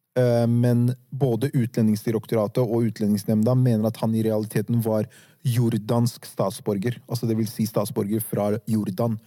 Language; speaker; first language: Norwegian; early bilingual, other home language; Arabic